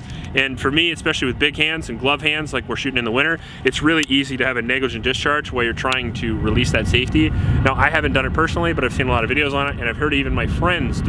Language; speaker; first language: English; native; English